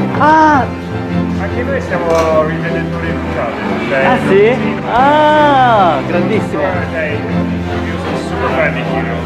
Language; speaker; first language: Italian; non-native, learner; Korean